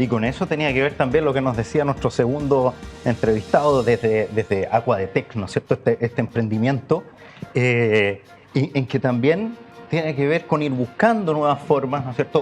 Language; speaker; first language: Spanish; native; Spanish